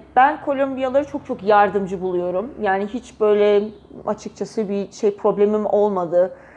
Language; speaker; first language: Turkish; native; Turkish